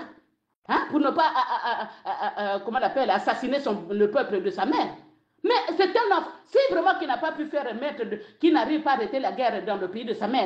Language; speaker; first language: French; non-native, local second language; Lingala